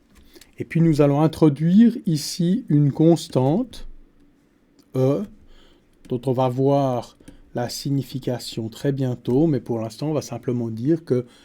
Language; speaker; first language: French; native; French